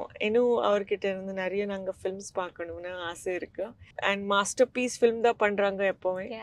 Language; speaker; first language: Tamil; non-native, fluent; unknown